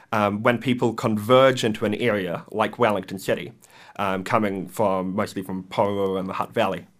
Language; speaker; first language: English; native; English